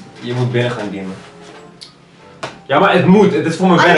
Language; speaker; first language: Dutch; native; Dutch